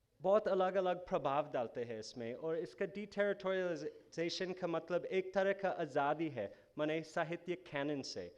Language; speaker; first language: Hindi; non-native, fluent; English